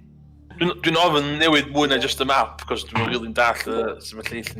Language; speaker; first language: Welsh; native; Welsh